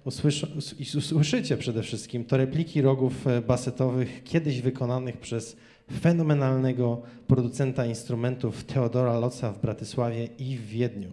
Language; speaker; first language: Polish; native; Polish